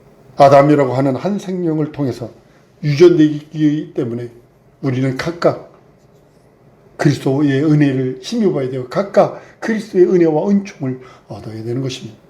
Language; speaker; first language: Korean; native; Korean